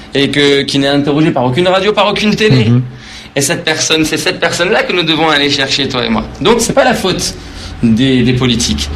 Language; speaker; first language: French; non-native, fluent; Persian